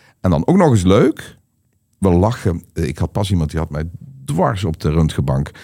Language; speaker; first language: Dutch; native; Dutch